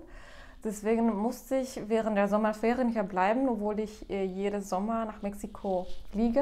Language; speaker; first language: German; non-native, fluent; Spanish